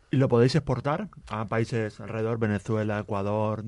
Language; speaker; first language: Spanish; native; Spanish